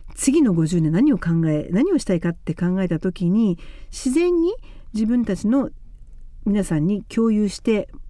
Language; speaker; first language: Japanese; native; Japanese